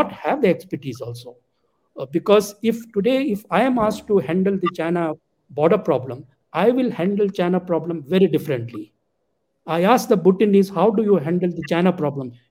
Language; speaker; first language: English; non-native, local second language; Ladakhi